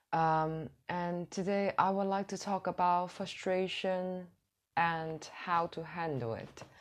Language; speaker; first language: English; non-native, fluent; Cantonese